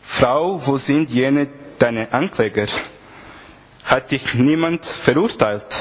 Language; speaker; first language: German; non-native, fluent; Portuguese